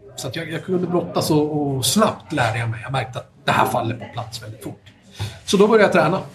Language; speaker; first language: Swedish; native; Swedish